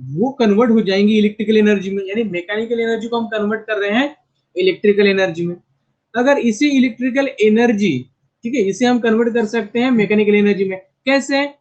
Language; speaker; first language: Hindi; non-native, local second language; Marathi